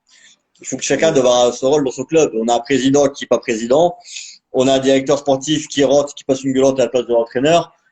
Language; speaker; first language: French; native; French